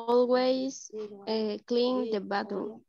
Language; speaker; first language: English; non-native, learner; Spanish